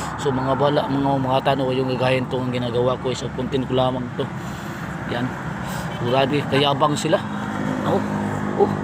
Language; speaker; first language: Filipino; non-native, local second language; Cebuano